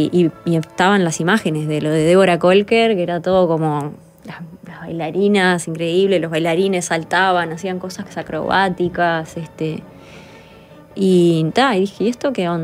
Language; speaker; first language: Spanish; native; Spanish